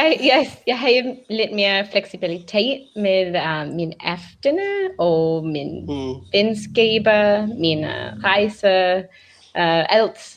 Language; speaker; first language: Danish; non-native, learner; English